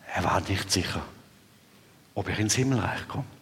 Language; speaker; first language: German; native; German